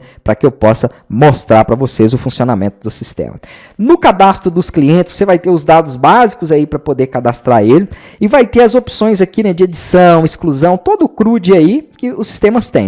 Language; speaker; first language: Portuguese; native; Portuguese